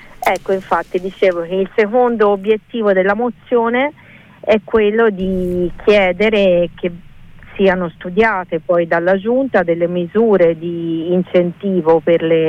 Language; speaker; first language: Italian; native; Italian